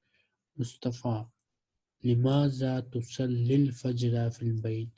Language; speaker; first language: Arabic; non-native, fluent; Urdu